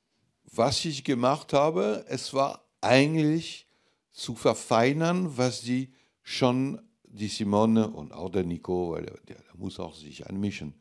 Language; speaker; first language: German; non-native, fluent; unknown